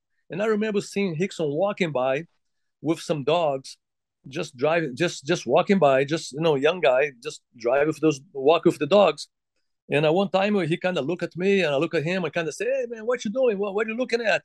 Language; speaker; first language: English; non-native, fluent; Portuguese